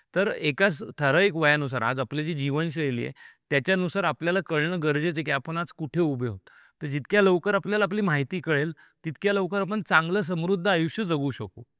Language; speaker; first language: Marathi; native; Marathi